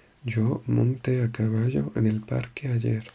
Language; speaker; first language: Spanish; non-native, learner; French